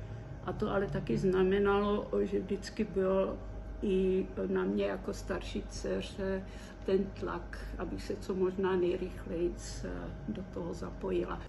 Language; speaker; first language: Czech; early bilingual, heritage; Czech